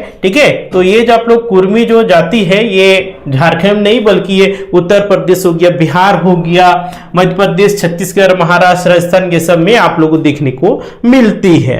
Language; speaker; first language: Hindi; native; Hindi